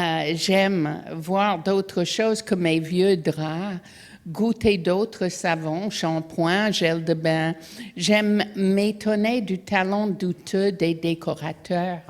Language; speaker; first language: French; non-native, fluent; English